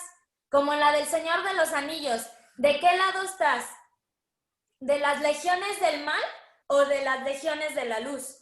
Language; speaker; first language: Spanish; native; Spanish